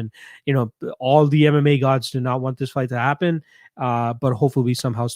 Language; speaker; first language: English; native; English